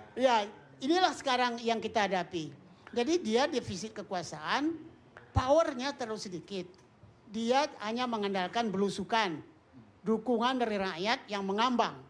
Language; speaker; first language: Indonesian; non-native, local second language; Minangkabau